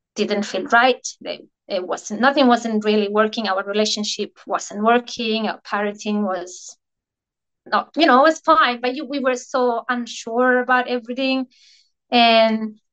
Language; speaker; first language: English; non-native, fluent; Italian